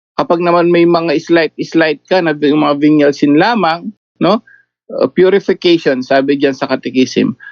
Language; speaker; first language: Filipino; native; Filipino